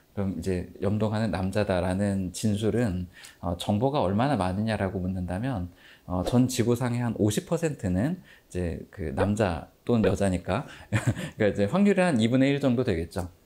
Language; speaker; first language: Korean; native; Korean